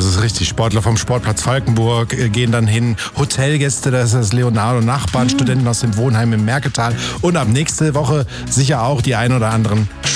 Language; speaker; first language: German; native; German